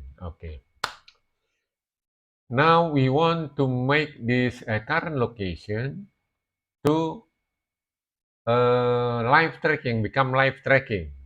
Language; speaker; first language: English; non-native, learner; Indonesian